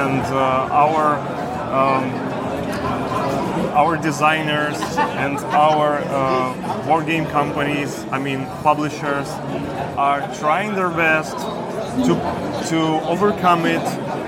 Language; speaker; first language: English; non-native, fluent; Ukrainian